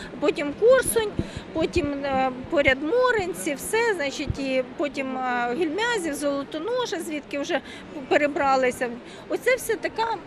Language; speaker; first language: Ukrainian; native; Ukrainian